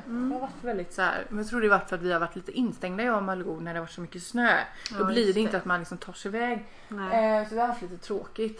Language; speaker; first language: Swedish; native; Swedish